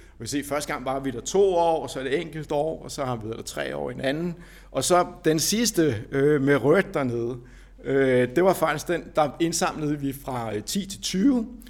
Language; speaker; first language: Danish; native; Danish